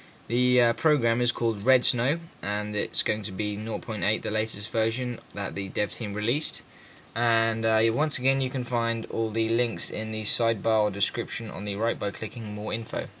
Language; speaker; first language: English; native; English